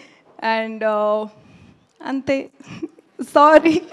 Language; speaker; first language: Telugu; non-native, learner; Tamil